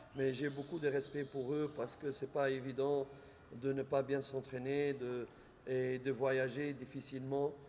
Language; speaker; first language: French; non-native, local second language; Arabic